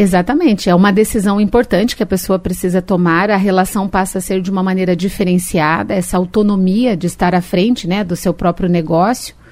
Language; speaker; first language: Portuguese; native; Portuguese